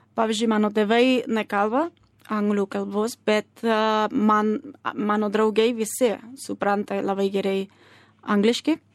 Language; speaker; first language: Lithuanian; non-native, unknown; Spanish